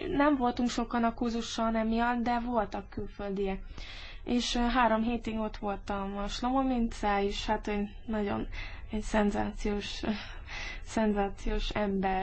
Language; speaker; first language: Hungarian; early bilingual, heritage; English